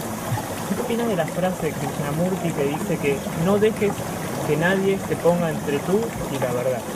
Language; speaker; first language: Spanish; native; Spanish